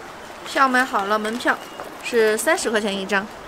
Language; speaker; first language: Chinese; native; Chinese